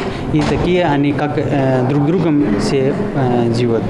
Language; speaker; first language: Russian; non-native, learner; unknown